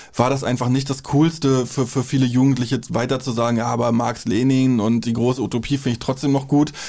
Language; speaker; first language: German; native; German